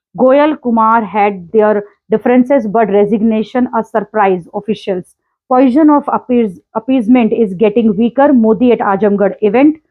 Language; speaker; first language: English; non-native, local second language; Hindi